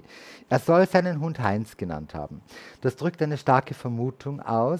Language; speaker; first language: German; native; German